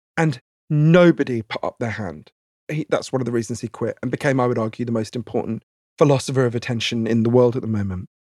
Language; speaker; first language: English; native; English